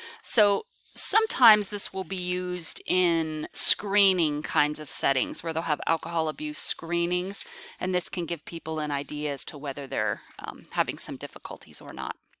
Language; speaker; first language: English; native; English